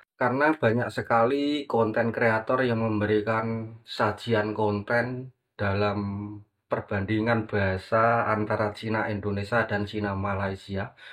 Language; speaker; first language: Indonesian; native; Indonesian